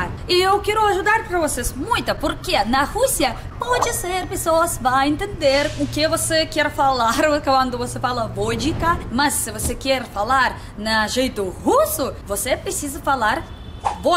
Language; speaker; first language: Portuguese; non-native, learner; Russian